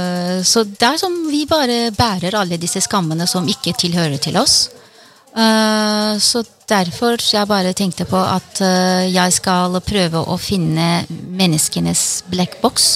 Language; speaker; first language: Norwegian; non-native, fluent; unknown